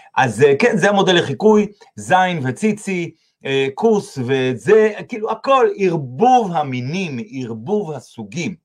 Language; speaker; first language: Hebrew; native; Hebrew